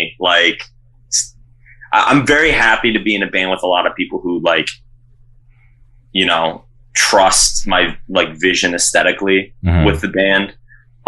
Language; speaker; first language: English; native; English